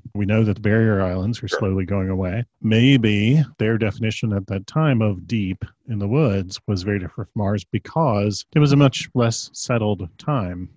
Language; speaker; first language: English; native; English